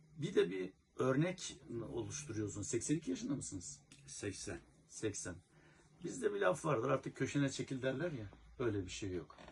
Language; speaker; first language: Turkish; native; Turkish